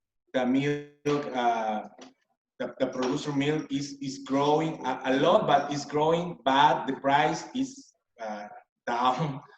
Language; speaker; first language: English; non-native, learner; Spanish